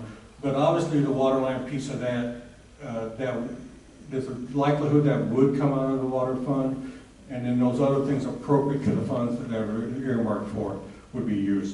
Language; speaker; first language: English; native; English